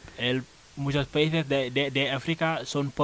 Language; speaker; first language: Spanish; non-native, learner; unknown